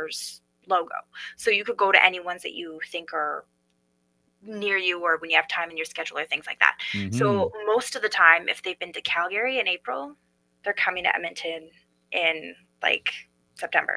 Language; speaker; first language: English; native; English